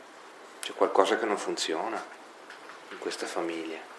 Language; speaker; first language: Italian; native; Italian